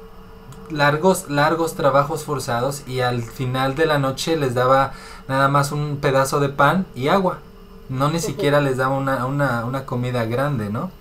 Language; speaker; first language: Spanish; native; Spanish